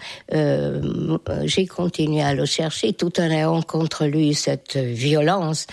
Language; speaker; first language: French; non-native, fluent; Hungarian